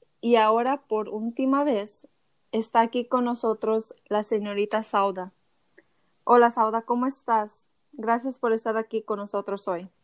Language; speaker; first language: Spanish; early bilingual, heritage; Spanish